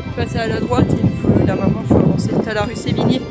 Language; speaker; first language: French; native; French